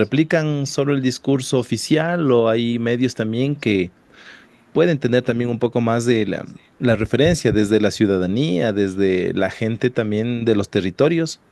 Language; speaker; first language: Spanish; native; Spanish